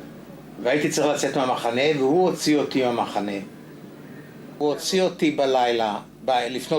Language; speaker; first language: Hebrew; non-native, fluent; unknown